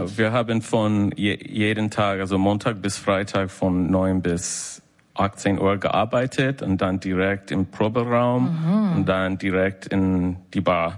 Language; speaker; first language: German; non-native, learner; English